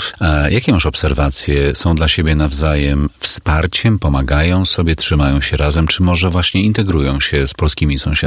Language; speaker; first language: Polish; native; Polish